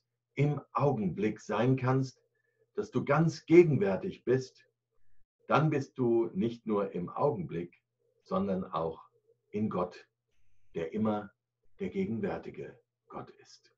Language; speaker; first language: German; native; German